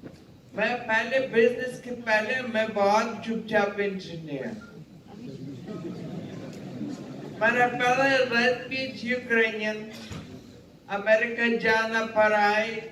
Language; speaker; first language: Hindi; non-native, learner; Ukrainian